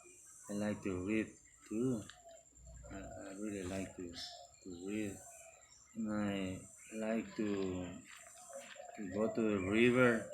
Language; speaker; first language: English; non-native, learner; Spanish